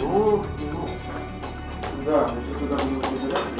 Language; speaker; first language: Russian; native; Russian